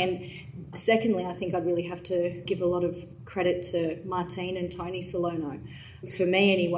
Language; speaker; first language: English; native; English